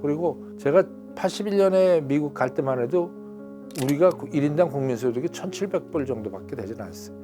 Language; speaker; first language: Korean; native; Korean